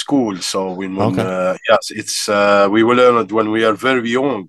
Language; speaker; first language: English; non-native, fluent; Arabic